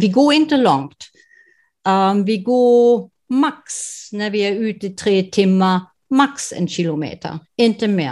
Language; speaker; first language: Swedish; non-native, fluent; German